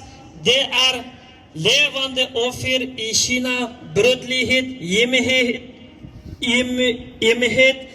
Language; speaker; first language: Swedish; non-native, learner; Uyghur